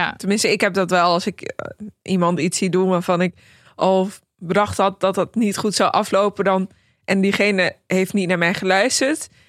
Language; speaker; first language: Dutch; early bilingual, other home language; Persian